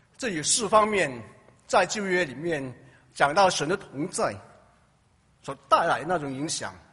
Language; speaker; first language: Chinese; native; Chinese